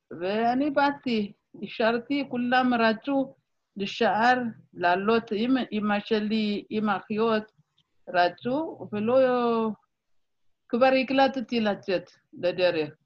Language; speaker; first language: Hebrew; non-native, fluent; Amharic